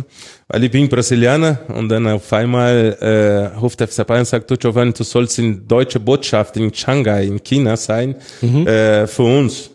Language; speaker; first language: German; non-native, fluent; Portuguese